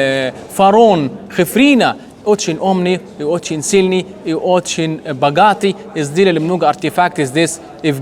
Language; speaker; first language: Russian; non-native, learner; Arabic